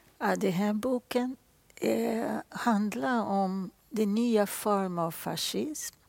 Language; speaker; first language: Swedish; non-native, fluent; Portuguese